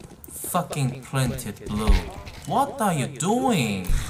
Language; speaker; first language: English; non-native, learner; Korean